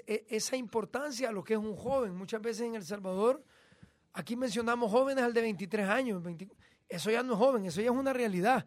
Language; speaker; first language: Spanish; native; Spanish